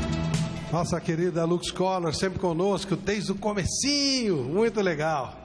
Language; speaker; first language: Portuguese; native; Portuguese